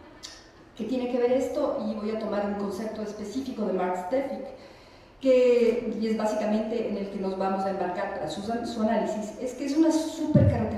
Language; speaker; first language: Spanish; native; Spanish